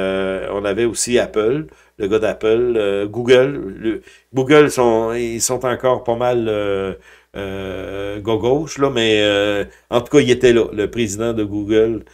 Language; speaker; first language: French; native; French